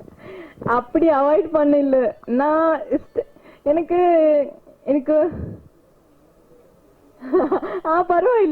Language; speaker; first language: Tamil; non-native, learner; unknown